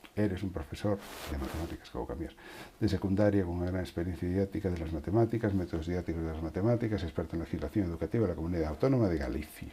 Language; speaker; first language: Spanish; native; Spanish